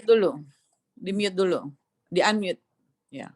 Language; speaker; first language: Indonesian; native; Indonesian